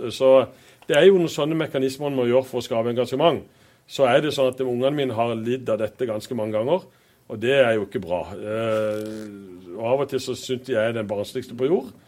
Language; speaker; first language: Norwegian; native; Norwegian